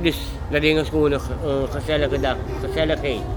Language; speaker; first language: Dutch; non-native, local second language; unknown